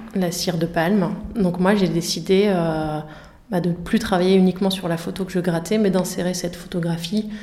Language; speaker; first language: French; native; French